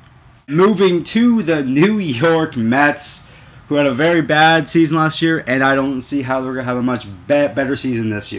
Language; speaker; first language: English; native; English